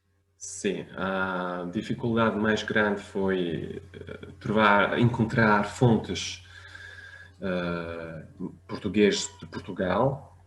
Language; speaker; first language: Portuguese; non-native, fluent; French